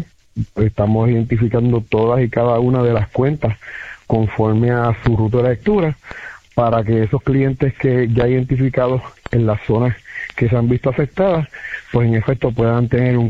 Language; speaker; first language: Spanish; native; Spanish